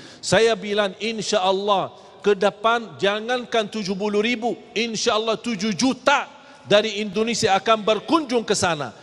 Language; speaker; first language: Malay; non-native, fluent; Arabic